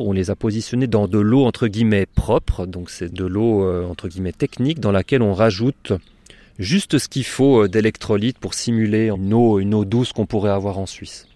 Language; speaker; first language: French; native; French